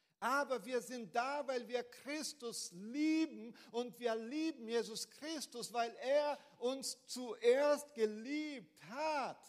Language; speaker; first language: German; non-native, fluent; Portuguese